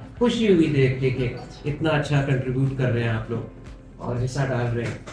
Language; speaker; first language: Urdu; non-native, local second language; Pashto